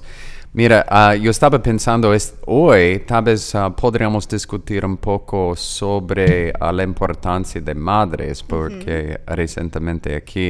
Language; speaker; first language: Spanish; non-native, learner; English